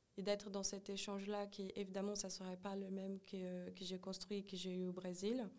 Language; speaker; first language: French; non-native, fluent; Portuguese